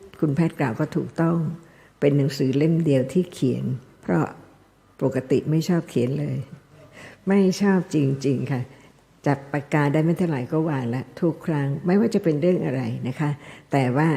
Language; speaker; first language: Thai; native; Thai